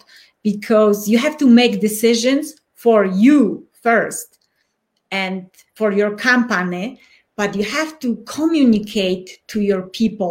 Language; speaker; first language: English; non-native, fluent; Polish